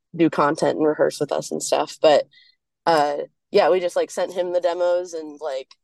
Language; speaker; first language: English; native; English